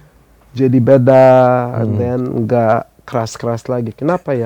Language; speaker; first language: Indonesian; non-native, fluent; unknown